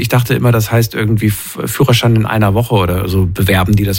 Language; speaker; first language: German; native; German